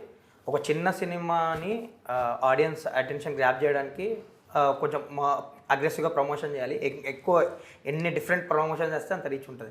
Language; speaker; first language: Telugu; native; Telugu